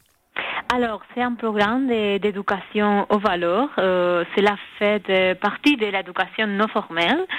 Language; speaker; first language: French; non-native, learner; Spanish